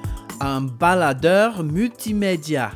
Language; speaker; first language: French; non-native, fluent; English